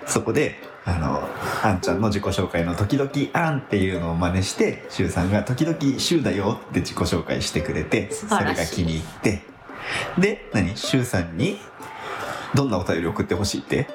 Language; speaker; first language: Japanese; native; Japanese